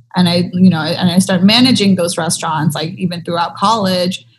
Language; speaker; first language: English; early bilingual, other home language; Thai